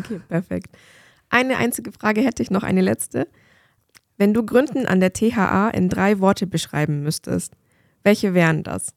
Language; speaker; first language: German; native; German